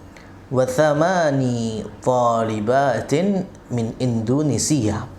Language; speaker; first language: Arabic; non-native, fluent; Indonesian